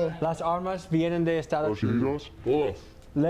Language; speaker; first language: Spanish; non-native, learner; English